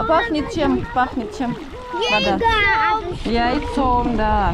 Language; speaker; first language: Russian; native; Russian